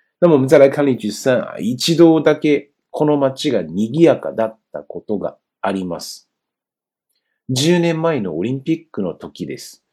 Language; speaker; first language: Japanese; non-native, fluent; Chinese